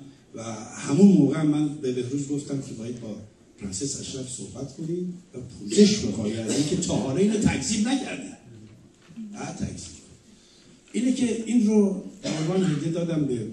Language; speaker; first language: Persian; native; Persian